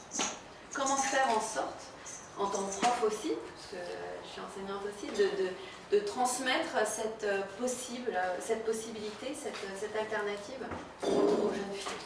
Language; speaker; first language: French; native; French